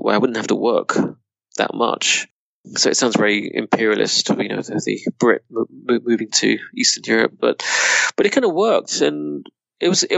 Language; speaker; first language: English; native; English